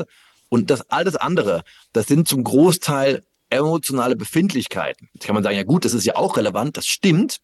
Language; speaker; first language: German; native; German